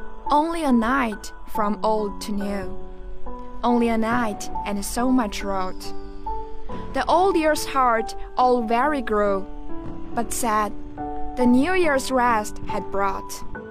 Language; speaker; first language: English; non-native, fluent; Chinese